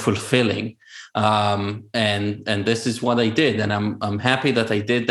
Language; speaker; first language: English; non-native, fluent; Hebrew